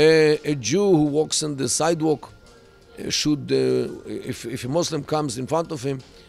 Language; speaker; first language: English; non-native, fluent; Hebrew